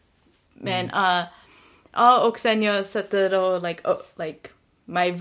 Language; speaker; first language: Swedish; non-native, learner; English